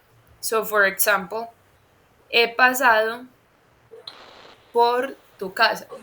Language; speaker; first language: Spanish; non-native, fluent; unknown